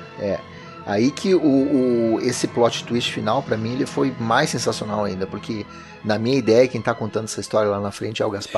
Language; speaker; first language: Portuguese; native; Portuguese